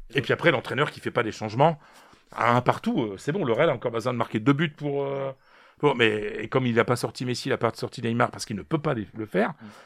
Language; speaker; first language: French; native; French